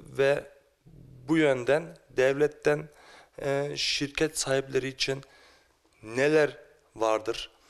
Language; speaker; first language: Turkish; early bilingual, heritage; Turkish